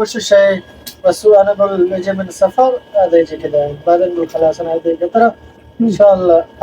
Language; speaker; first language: Arabic; non-native, learner; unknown